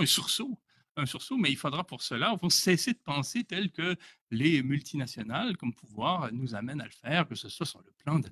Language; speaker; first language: French; native; French